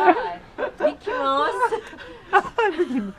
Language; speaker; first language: English; non-native, learner; Korean